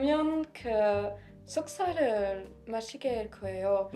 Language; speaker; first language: Korean; non-native, learner; French